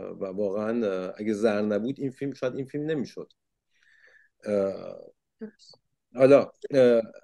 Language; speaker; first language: Persian; early bilingual, heritage; Persian